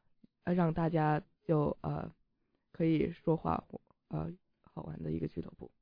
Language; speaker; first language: Chinese; early bilingual, heritage; Chinese